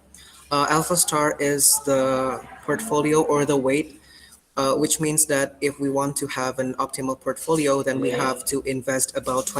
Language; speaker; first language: English; non-native, fluent; Indonesian